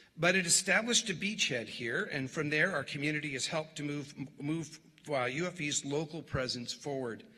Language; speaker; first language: English; native; English